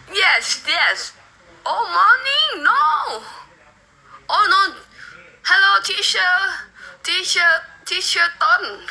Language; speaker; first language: English; non-native, learner; Thai